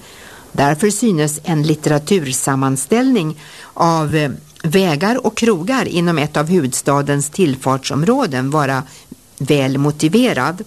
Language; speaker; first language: Swedish; native; Swedish